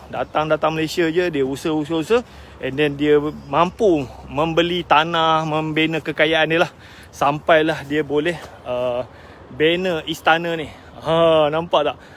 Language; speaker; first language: Malay; native; Malay